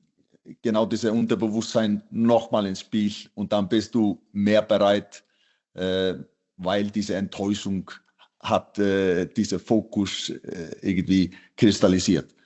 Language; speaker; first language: German; non-native, fluent; Icelandic